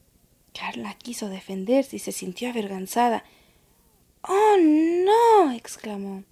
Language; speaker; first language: Spanish; native; Spanish